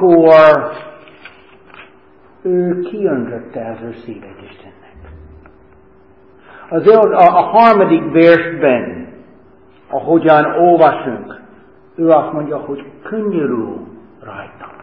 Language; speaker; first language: Hungarian; non-native, fluent; English